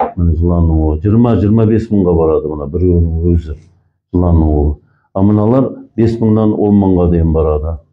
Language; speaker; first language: Kazakh; early bilingual, heritage; Kazakh